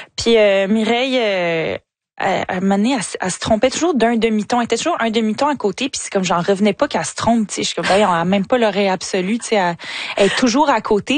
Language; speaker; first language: French; native; French